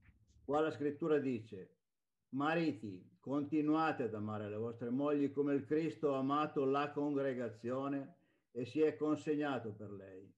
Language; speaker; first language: Italian; native; Italian